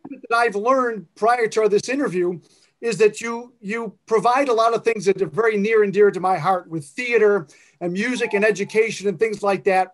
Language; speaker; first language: English; native; English